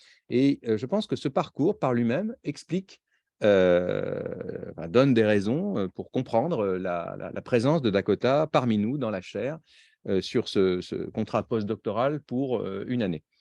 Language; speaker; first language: French; native; French